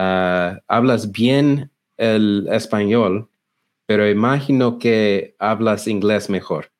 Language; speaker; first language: Spanish; non-native, learner; English